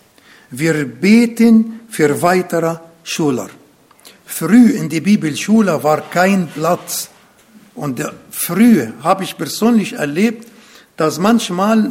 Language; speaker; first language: German; non-native, fluent; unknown